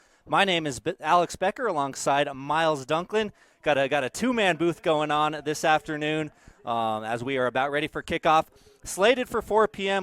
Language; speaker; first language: English; native; English